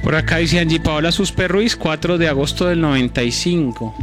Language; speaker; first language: Spanish; native; Spanish